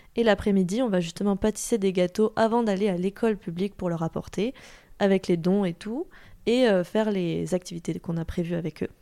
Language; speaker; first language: French; native; French